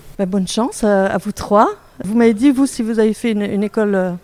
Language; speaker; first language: French; native; French